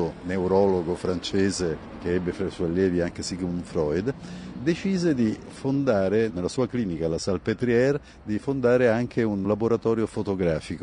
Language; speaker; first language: Italian; native; Italian